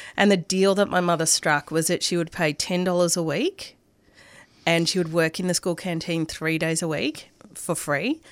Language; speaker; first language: English; non-native, local second language; Arabic